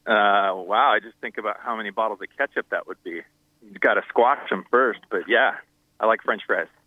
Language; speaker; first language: English; native; English